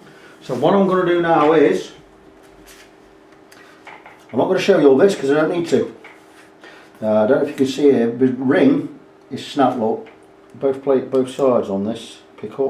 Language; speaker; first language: English; native; English